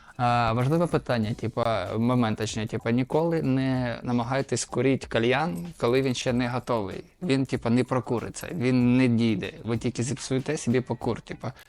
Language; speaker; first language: Ukrainian; non-native, local second language; Russian